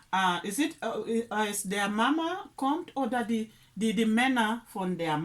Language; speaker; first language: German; non-native, learner; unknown